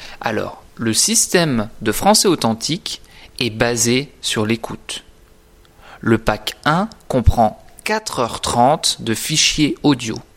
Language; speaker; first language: French; native; French